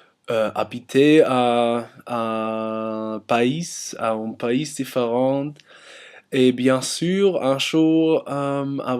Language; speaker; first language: French; non-native, learner; German